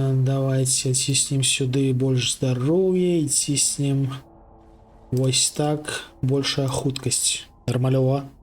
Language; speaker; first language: Belarusian; native; Belarusian